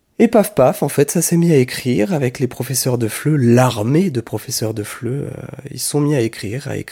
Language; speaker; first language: French; native; French